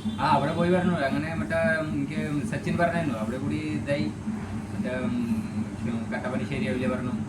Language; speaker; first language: Malayalam; non-native, fluent; Bangla